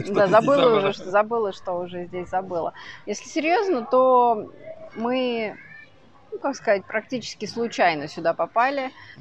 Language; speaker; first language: Russian; native; Russian